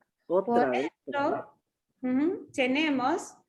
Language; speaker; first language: Spanish; non-native, fluent; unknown